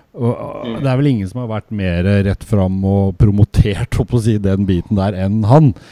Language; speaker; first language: Norwegian; native; Norwegian